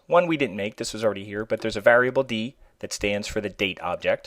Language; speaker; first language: English; native; English